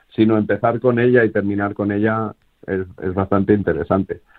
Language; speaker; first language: Spanish; native; Spanish